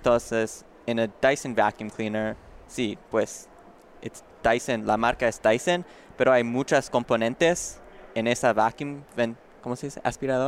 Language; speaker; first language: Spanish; non-native, learner; English